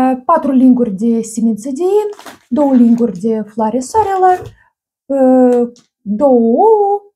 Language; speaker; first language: Romanian; non-native, learner; Russian